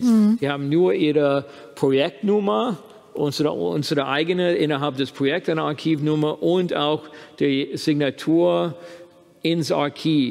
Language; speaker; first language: German; non-native, fluent; English